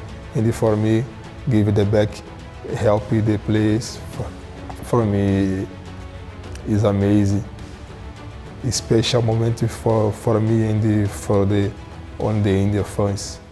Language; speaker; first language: English; non-native, learner; Portuguese